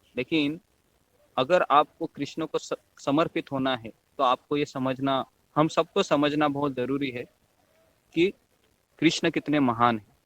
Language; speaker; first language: Hindi; non-native, local second language; Marathi